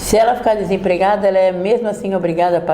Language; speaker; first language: Portuguese; native; Portuguese